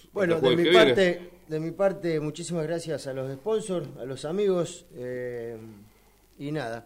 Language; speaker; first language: Spanish; native; Spanish